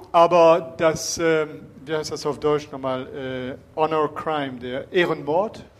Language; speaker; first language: German; non-native, fluent; French